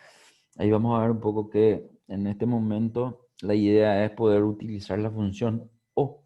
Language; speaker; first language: Spanish; native; Spanish